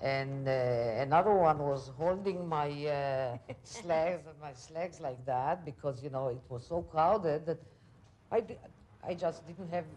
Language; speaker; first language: English; non-native, fluent; Hebrew